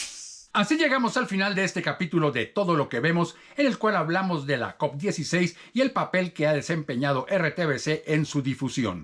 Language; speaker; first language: Spanish; native; Spanish